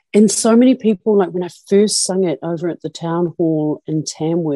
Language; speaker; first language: English; native; English